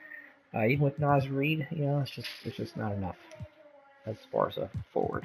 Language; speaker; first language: English; native; English